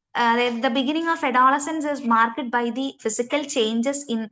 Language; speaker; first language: English; non-native, local second language; Malayalam